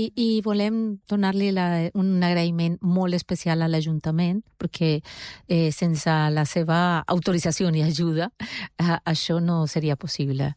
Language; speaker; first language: Catalan; non-native, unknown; Spanish